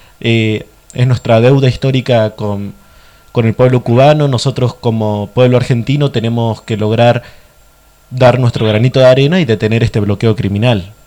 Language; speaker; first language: Spanish; native; Spanish